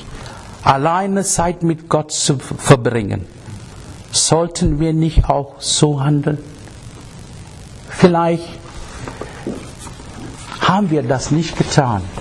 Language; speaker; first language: German; non-native, learner; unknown